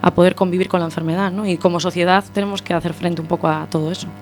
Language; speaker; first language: Spanish; native; Spanish